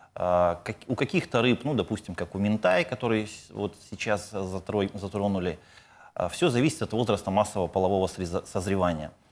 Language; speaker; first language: Russian; native; Russian